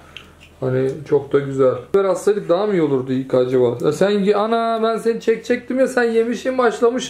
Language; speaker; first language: Turkish; native; Turkish